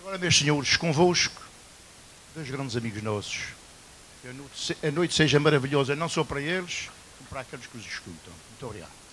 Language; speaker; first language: Portuguese; native; Portuguese